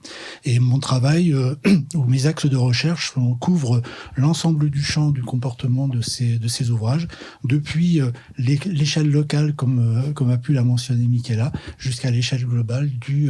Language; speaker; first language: French; native; French